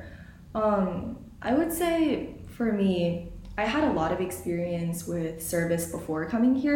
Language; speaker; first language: English; native; English